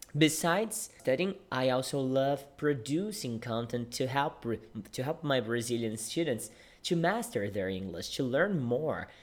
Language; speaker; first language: English; non-native, fluent; Portuguese